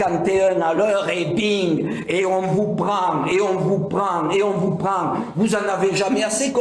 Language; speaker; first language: French; native; French